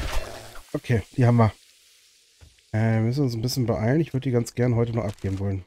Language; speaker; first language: German; native; German